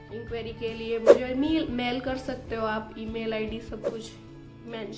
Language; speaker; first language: Hindi; non-native, local second language; Gujarati